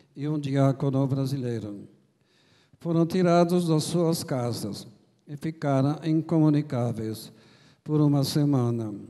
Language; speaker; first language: Portuguese; non-native, fluent; French